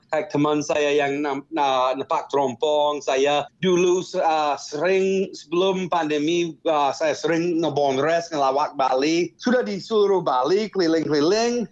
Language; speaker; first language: Indonesian; non-native, fluent; English